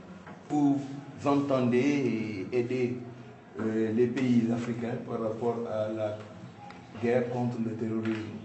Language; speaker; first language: French; non-native, local second language; Wolof